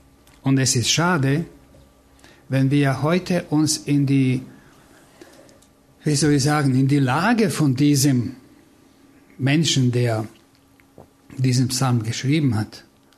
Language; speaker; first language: German; non-native, fluent; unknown